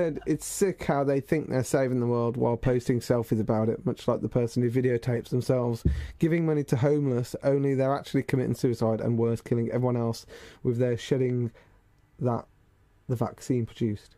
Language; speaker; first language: English; native; English